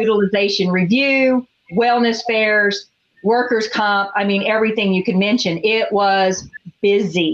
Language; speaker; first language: English; native; English